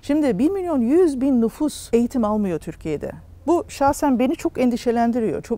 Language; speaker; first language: Turkish; native; Turkish